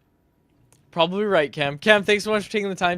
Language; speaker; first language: English; native; English